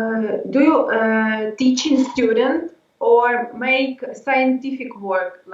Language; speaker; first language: English; non-native, learner; Ukrainian